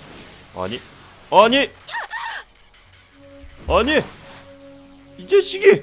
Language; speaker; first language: Korean; native; Korean